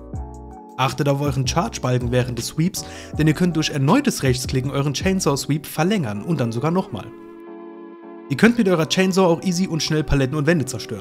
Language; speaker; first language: German; native; German